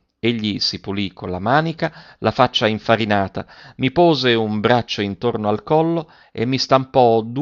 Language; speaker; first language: Italian; native; Italian